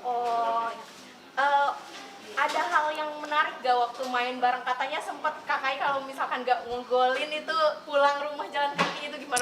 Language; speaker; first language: Indonesian; native; Indonesian